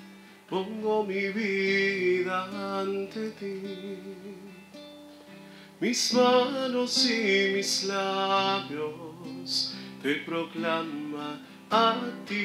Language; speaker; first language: Spanish; native; Spanish